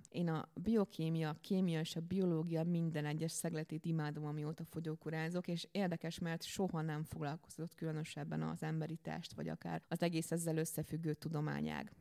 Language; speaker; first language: Hungarian; native; Hungarian